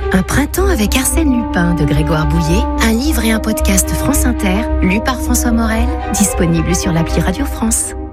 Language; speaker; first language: French; native; French